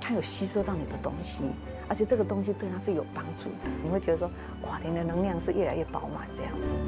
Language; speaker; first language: Chinese; native; Chinese